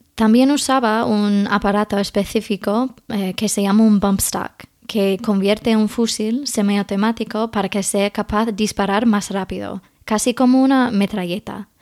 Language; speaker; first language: Spanish; non-native, fluent; English